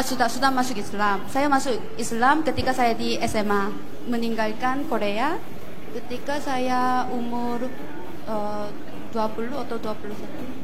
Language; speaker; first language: Indonesian; non-native, fluent; Korean